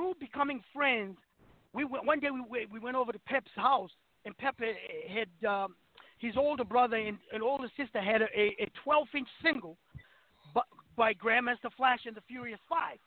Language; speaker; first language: English; non-native, local second language; Shona